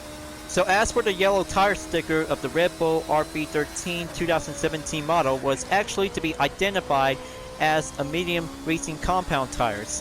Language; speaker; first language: English; non-native, fluent; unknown